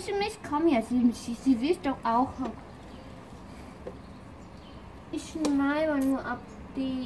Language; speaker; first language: German; non-native, learner; Vietnamese